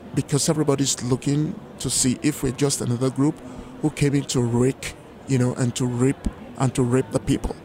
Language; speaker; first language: English; non-native, local second language; Yoruba